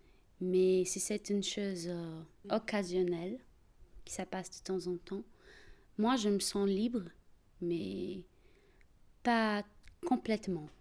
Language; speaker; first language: French; non-native, fluent; Portuguese